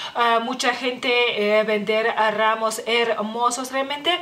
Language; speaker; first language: Spanish; non-native, fluent; Lithuanian